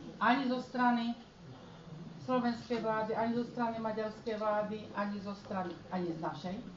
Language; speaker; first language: Slovak; early bilingual, heritage; Slovak